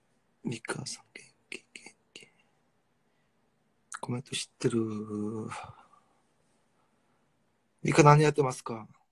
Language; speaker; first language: Japanese; non-native, fluent; Korean